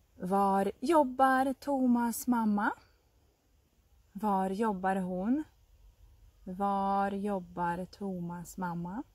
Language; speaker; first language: Swedish; non-native, fluent; Russian